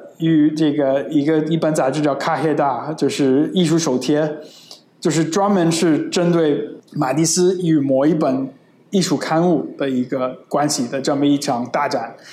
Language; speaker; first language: Chinese; non-native, fluent; English